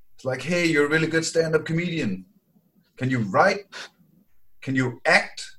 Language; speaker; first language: English; non-native, fluent; Danish